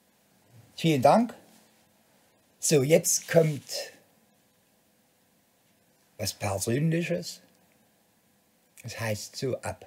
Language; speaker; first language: German; native; German